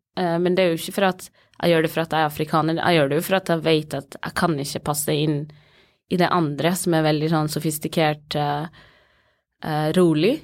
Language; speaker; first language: Norwegian; early bilingual, other home language; Somali